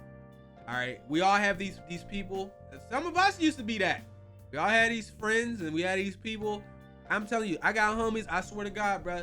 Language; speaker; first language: English; native; English